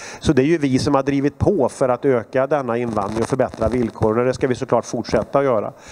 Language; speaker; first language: Swedish; native; Swedish